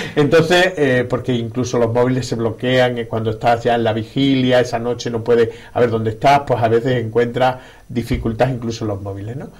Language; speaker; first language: Spanish; native; Spanish